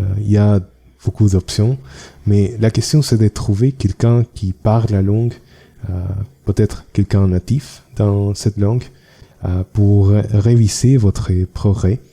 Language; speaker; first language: French; non-native, learner; Spanish